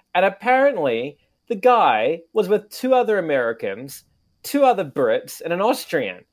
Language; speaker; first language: English; native; English